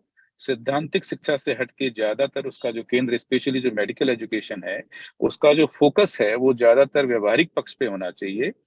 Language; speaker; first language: Hindi; native; Hindi